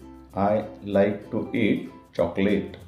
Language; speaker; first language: English; non-native, learner; Marathi